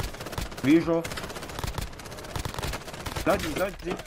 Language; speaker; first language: Russian; non-native, local second language; Latvian